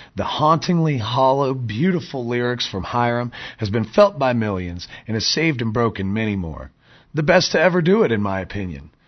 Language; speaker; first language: English; native; English